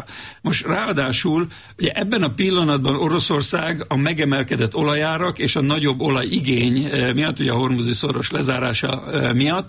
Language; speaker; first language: Hungarian; native; Hungarian